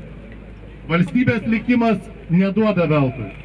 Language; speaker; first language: Lithuanian; native; Lithuanian